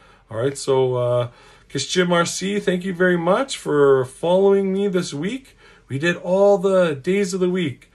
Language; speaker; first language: English; native; English